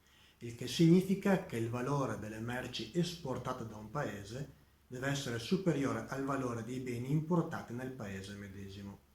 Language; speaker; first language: Italian; native; Italian